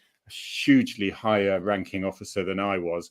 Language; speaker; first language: English; native; English